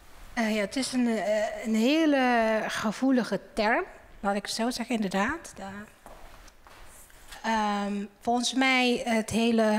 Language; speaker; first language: Dutch; non-native, fluent; Indonesian